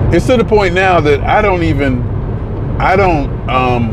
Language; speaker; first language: English; native; English